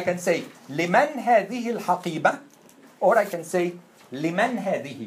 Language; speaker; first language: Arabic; non-native, fluent; English